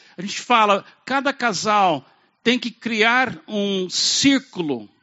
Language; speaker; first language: Portuguese; non-native, fluent; English